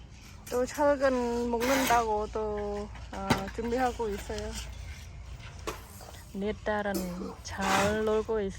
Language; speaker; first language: Korean; non-native, fluent; Khmer